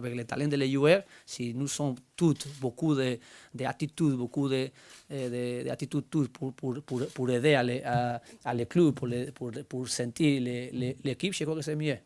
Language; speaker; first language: French; non-native, learner; Spanish